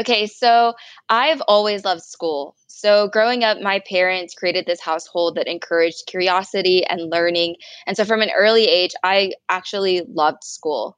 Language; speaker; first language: English; native; English